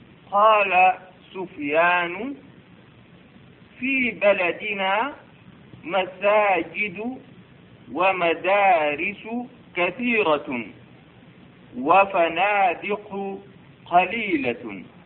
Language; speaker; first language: Arabic; non-native, learner; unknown